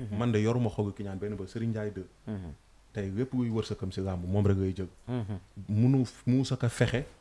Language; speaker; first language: Wolof; non-native, local second language; Serer